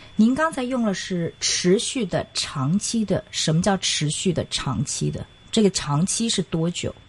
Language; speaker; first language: Chinese; non-native, local second language; Cantonese